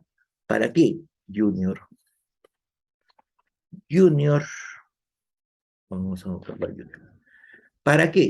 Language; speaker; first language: Spanish; native; Spanish